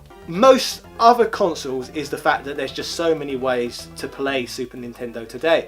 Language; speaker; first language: English; native; English